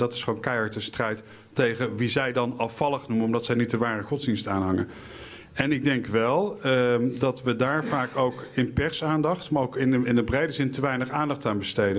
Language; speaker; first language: Dutch; native; Dutch